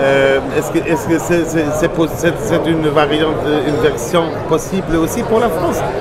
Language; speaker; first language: French; non-native, learner; German